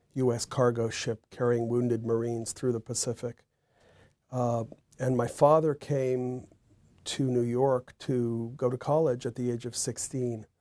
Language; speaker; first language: English; native; English